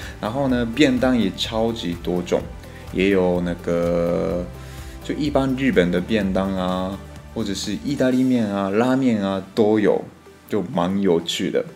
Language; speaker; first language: Chinese; non-native, fluent; Japanese